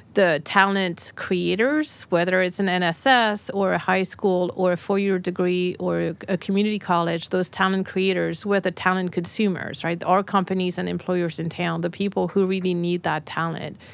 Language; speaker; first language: English; non-native, fluent; French